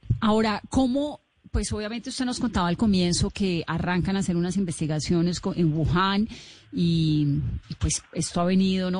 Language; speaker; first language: Spanish; native; Spanish